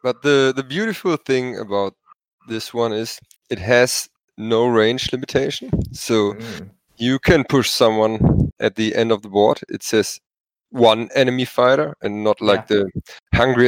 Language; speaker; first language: English; non-native, fluent; German